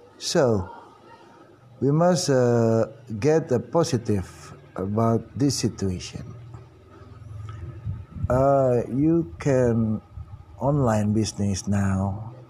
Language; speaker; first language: English; non-native, learner; Indonesian